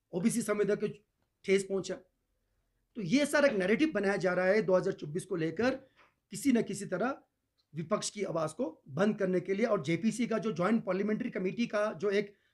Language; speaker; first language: Hindi; non-native, local second language; Ladakhi